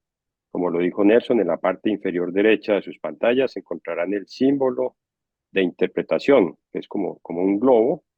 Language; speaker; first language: Spanish; native; Spanish